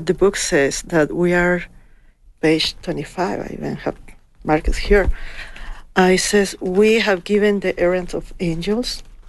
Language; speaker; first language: English; non-native, fluent; Spanish